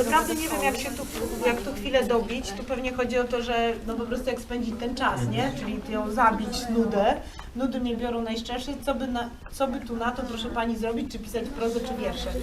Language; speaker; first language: Polish; native; Polish